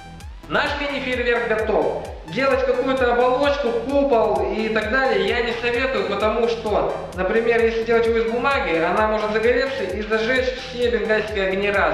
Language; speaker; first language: Russian; native; Russian